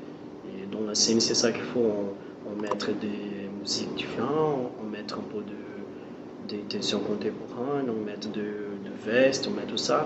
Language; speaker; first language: French; non-native, learner; Portuguese